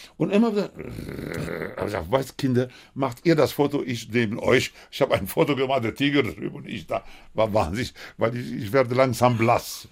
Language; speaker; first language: German; non-native, fluent; Spanish